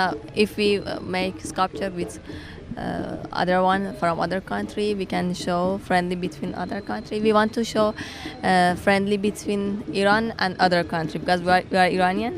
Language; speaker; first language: English; non-native, learner; Persian